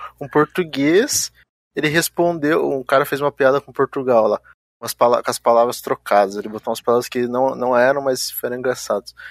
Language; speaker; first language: Portuguese; native; Portuguese